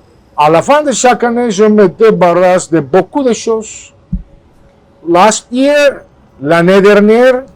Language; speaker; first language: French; non-native, fluent; Spanish